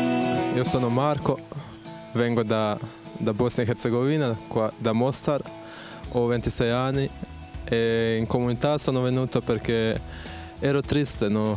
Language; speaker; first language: Italian; non-native, fluent; Bosnian